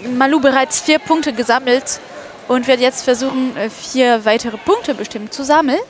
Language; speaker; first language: German; non-native, fluent; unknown